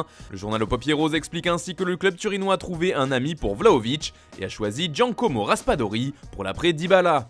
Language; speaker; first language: French; native; French